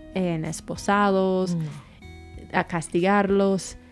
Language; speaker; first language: Spanish; non-native, fluent; English